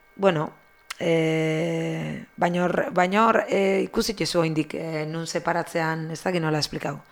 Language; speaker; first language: Basque; native; Basque